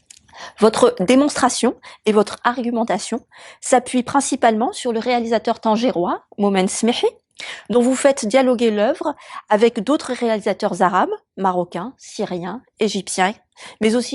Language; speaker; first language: French; native; French